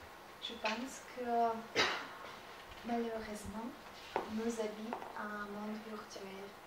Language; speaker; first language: French; non-native, learner; Russian